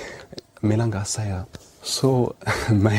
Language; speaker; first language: Icelandic; non-native, learner; English